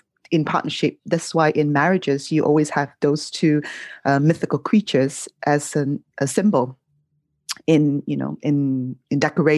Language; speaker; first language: English; non-native, local second language; Cantonese